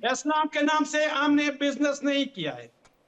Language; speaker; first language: Hindi; non-native, fluent; Pashto